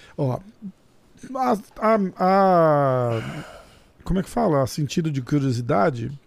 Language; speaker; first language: Portuguese; native; Portuguese